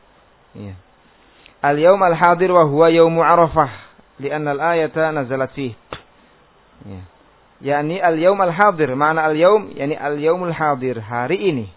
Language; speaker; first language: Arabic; non-native, fluent; Indonesian